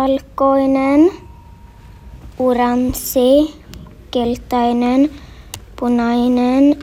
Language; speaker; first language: Finnish; non-native, learner; Swedish